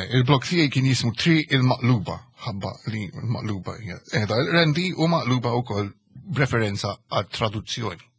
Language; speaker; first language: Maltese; early bilingual, heritage; Maltese